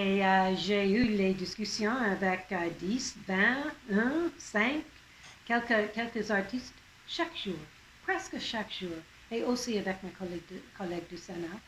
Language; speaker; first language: French; non-native, local second language; English